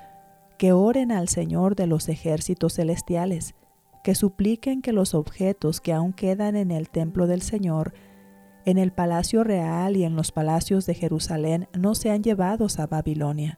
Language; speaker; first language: Spanish; native; Spanish